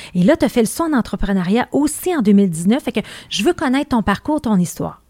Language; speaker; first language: French; native; French